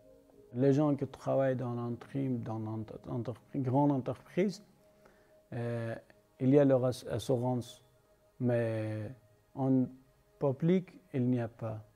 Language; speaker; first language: French; non-native, learner; Persian